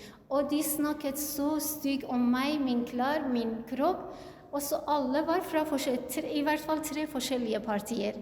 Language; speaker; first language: Norwegian; non-native, learner; Kurdish